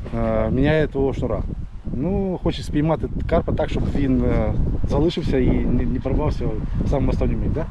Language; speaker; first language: Ukrainian; non-native, local second language; Russian